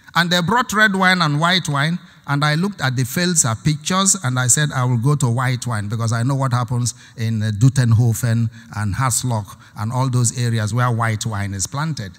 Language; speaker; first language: English; non-native, local second language; Igbo